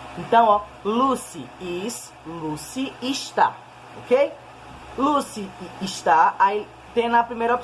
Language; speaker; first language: Portuguese; native; Portuguese